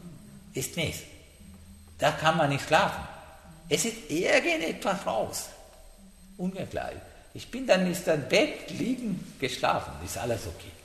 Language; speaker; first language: German; non-native, learner; Sinhala